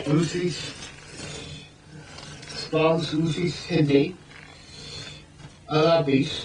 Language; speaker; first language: Dutch; non-native, fluent; English